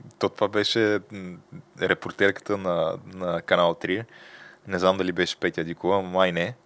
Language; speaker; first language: Bulgarian; native; Bulgarian